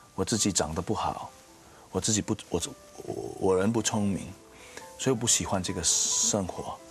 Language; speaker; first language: Chinese; non-native, fluent; Indonesian